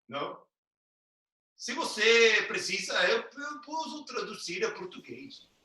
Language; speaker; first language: Portuguese; non-native, learner; Spanish